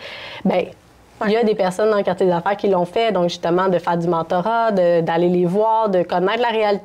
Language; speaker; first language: French; native; French